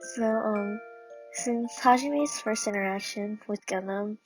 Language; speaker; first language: English; native; English